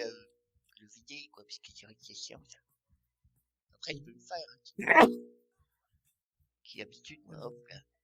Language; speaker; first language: French; native; French